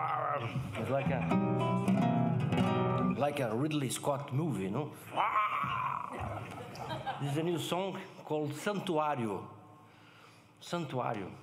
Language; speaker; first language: English; non-native, learner; Portuguese